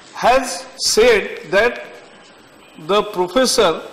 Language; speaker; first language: English; non-native, local second language; Hindi